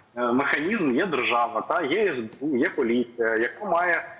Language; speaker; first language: Ukrainian; non-native, local second language; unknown